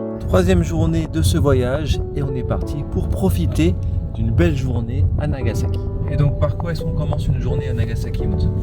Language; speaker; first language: French; native; French